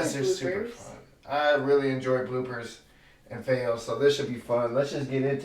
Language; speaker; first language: English; native; English